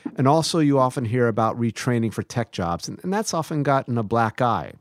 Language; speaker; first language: English; native; English